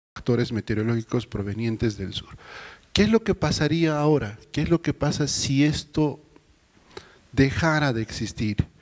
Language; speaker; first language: Spanish; native; Spanish